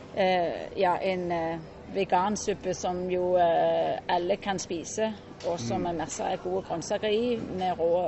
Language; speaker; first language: Norwegian; native; Norwegian